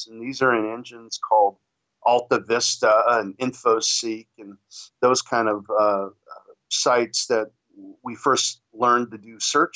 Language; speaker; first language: English; native; English